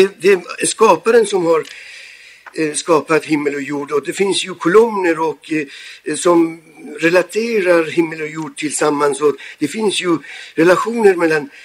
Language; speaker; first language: Swedish; non-native, fluent; Persian